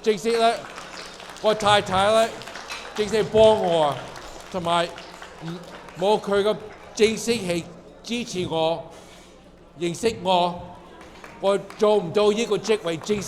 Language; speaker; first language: Cantonese; early bilingual, heritage; Cantonese